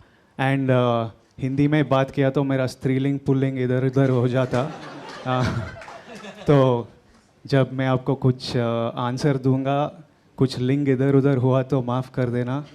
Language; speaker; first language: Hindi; non-native, local second language; Telugu